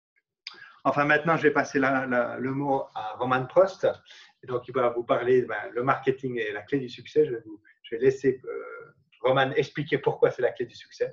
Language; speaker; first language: French; native; French